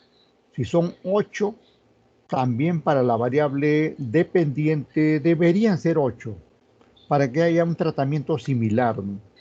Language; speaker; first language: Spanish; native; Spanish